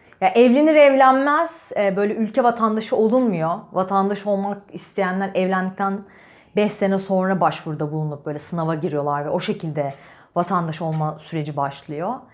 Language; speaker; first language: Turkish; native; Turkish